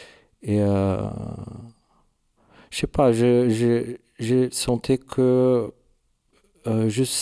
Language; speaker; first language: French; non-native, learner; Portuguese